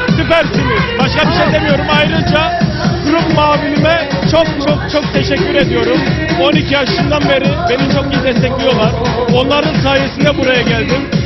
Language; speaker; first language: Turkish; early bilingual, heritage; Turkish